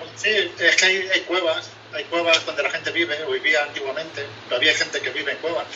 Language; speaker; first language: Spanish; native; Spanish